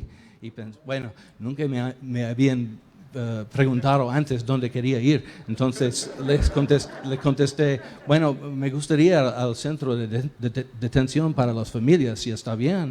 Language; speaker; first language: Spanish; non-native, fluent; English